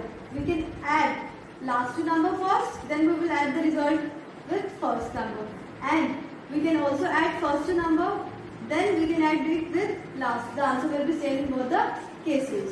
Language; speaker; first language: English; non-native, local second language; Hindi